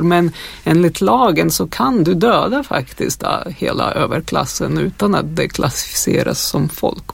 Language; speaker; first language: Swedish; non-native, fluent; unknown